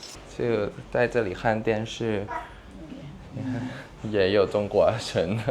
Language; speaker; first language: Chinese; non-native, fluent; Thai